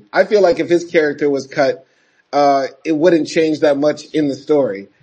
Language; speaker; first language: English; native; English